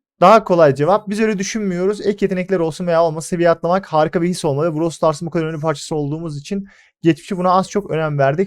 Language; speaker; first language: Turkish; native; Turkish